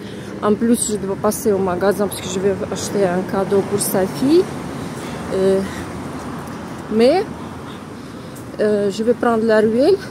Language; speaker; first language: French; non-native, fluent; Russian